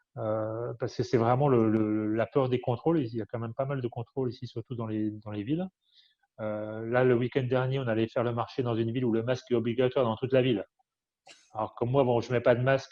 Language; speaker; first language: French; native; French